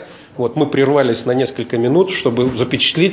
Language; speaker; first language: Russian; native; Russian